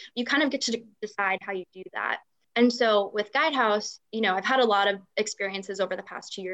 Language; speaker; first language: English; native; English